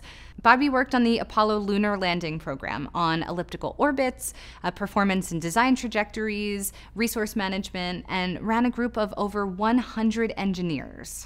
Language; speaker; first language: English; native; English